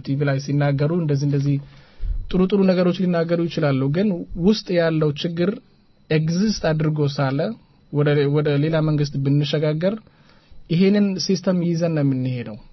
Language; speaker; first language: Amharic; non-native, local second language; Somali